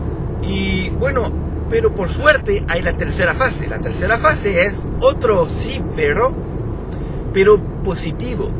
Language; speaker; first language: Spanish; non-native, fluent; French